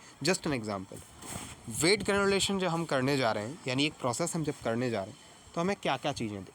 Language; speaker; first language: Hindi; native; Hindi